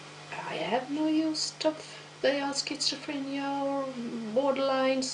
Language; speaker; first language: English; non-native, fluent; Swedish